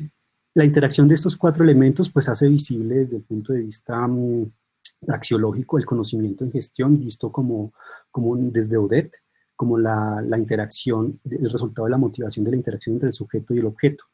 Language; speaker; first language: Spanish; native; Spanish